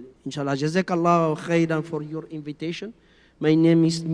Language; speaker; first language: English; non-native, learner; Spanish